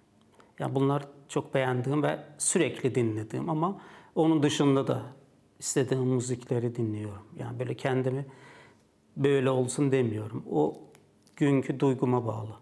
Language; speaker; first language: Turkish; non-native, fluent; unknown